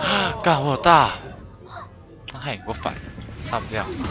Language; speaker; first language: Chinese; native; Chinese